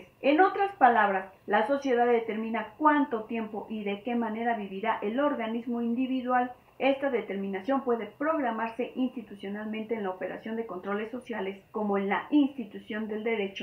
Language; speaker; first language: Spanish; native; Spanish